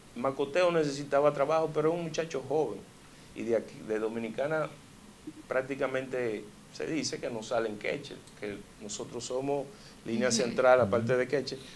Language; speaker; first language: Spanish; early bilingual, heritage; Spanish